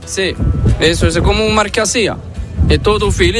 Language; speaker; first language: Spanish; non-native, learner; Arabic